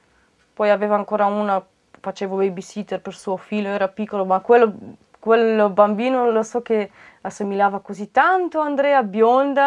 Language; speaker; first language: Italian; non-native, fluent; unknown